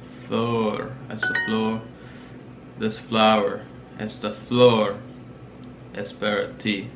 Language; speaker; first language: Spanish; non-native, learner; English